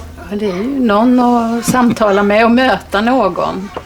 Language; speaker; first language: Swedish; native; Swedish